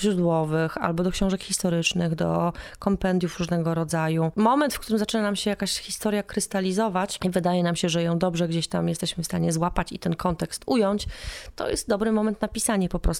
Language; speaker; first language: Polish; native; Polish